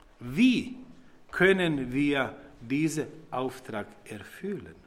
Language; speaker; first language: German; non-native, fluent; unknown